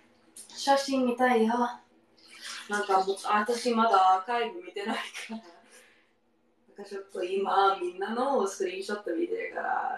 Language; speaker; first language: Japanese; non-native, learner; English